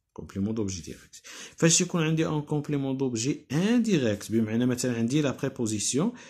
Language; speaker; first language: French; non-native, local second language; Arabic